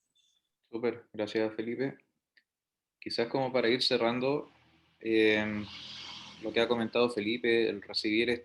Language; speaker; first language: Spanish; native; Spanish